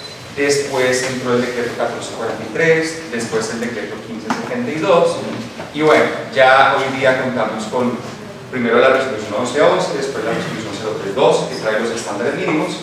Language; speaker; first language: Spanish; native; Spanish